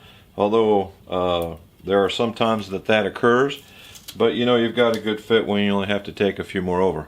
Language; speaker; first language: English; native; English